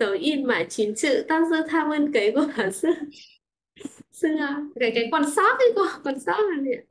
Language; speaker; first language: Chinese; non-native, learner; Vietnamese